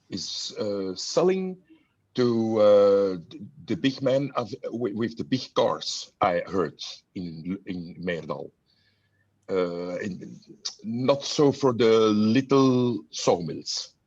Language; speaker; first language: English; non-native, learner; Dutch